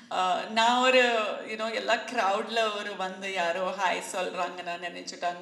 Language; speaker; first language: Tamil; non-native, fluent; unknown